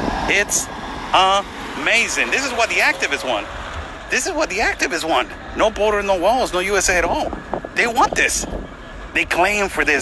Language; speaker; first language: English; non-native, fluent; Spanish